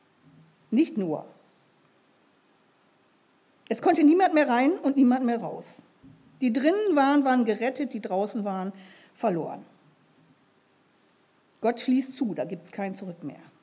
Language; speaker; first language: German; native; German